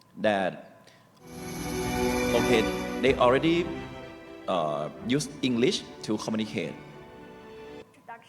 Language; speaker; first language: English; non-native, learner; Thai